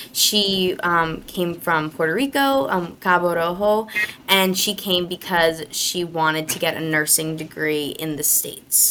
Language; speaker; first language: English; native; English